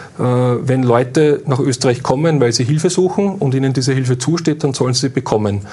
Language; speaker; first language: German; native; German